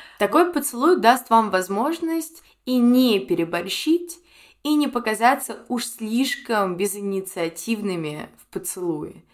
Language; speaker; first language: Russian; native; Russian